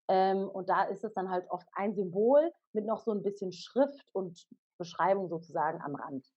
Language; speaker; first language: German; native; German